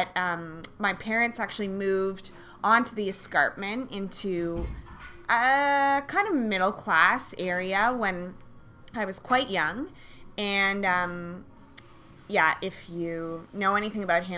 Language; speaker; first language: English; native; English